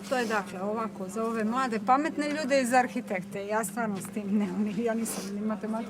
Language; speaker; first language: Croatian; native; Croatian